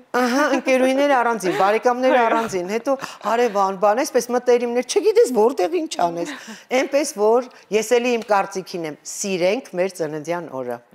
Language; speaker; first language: Armenian; native; Armenian